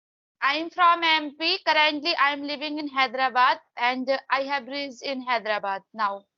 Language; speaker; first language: English; non-native, learner; Hindi